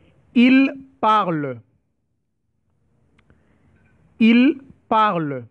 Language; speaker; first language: French; non-native, fluent; English